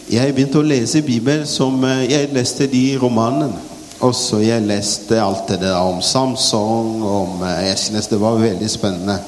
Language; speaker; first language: Norwegian; non-native, fluent; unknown